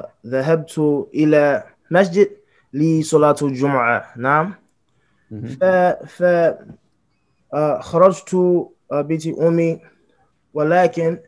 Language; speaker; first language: Arabic; non-native, learner; English